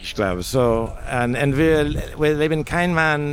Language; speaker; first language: German; non-native, learner; English